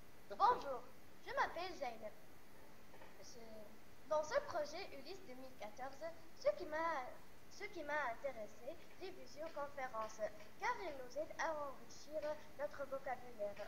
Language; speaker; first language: French; non-native, learner; Arabic